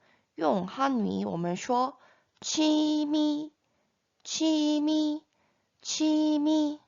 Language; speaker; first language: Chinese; non-native, fluent; Korean